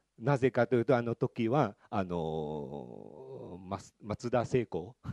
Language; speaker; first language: Japanese; non-native, fluent; Chinese